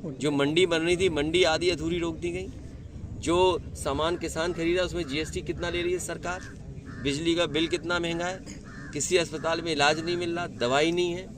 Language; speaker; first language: Hindi; native; Hindi